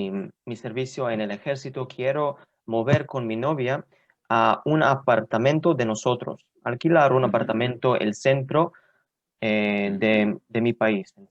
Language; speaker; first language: Spanish; non-native, learner; Hebrew